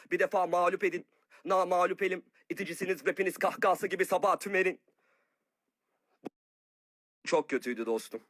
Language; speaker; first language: Turkish; native; Turkish